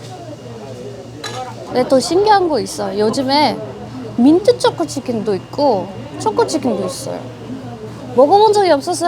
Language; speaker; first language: Korean; non-native, learner; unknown